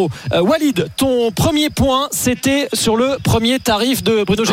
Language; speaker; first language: French; native; French